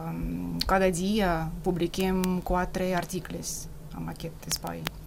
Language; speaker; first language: Catalan; non-native, fluent; Russian